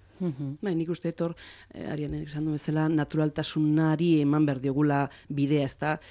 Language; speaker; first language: Basque; native; Basque